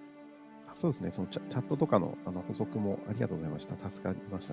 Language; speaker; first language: Japanese; native; Japanese